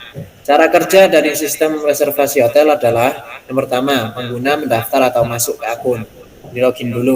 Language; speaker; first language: Indonesian; native; Indonesian